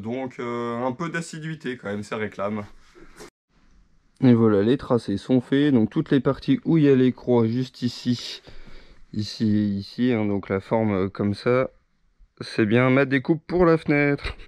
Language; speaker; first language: French; native; French